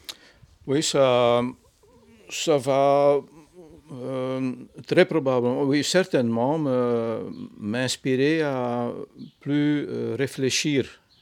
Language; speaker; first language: French; non-native, fluent; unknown